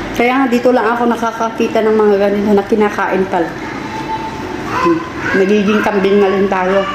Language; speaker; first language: Filipino; non-native, local second language; Iloko